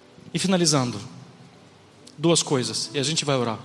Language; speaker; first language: Portuguese; non-native, fluent; Ukrainian